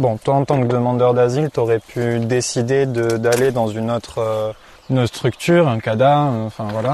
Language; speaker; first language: French; native; French